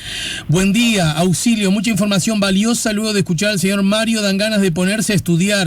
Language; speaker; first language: Spanish; native; Spanish